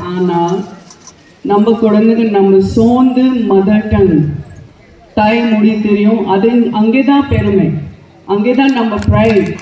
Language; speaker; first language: Tamil; non-native, local second language; Gujarati